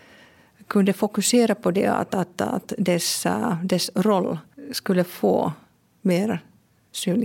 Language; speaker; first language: Swedish; non-native, local second language; Finnish